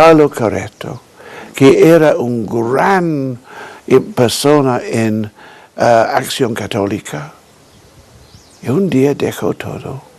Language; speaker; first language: Spanish; non-native, fluent; English